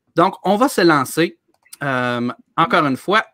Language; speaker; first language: French; native; French